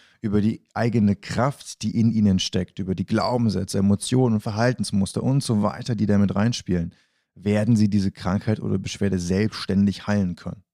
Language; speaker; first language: German; native; German